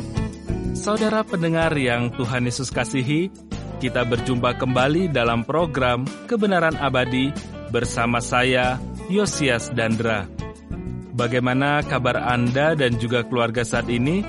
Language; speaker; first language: Indonesian; native; Indonesian